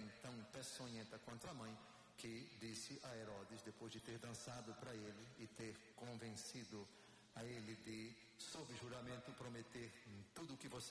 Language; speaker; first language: Portuguese; native; Portuguese